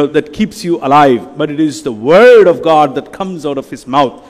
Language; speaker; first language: English; non-native, local second language; Telugu